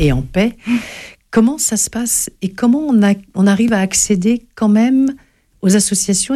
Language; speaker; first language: French; native; French